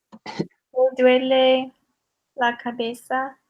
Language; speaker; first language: Spanish; non-native, learner; English